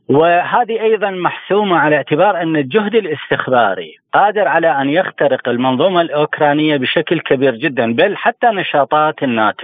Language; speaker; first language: Arabic; native; Arabic